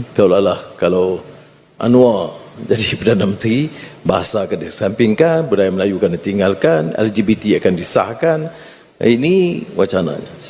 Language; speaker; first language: Malay; native; Malay